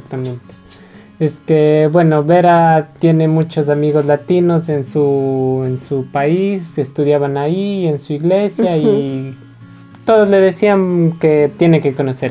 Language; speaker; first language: Spanish; native; Spanish